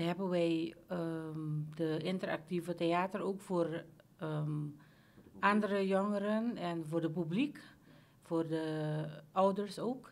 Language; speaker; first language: Dutch; non-native, local second language; Papiamento